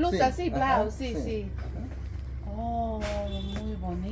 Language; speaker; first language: Spanish; non-native, learner; English